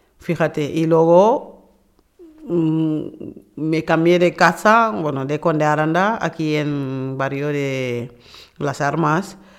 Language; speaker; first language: Spanish; non-native, fluent; Wolof